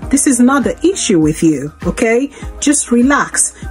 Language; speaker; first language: English; non-native, local second language; Igbo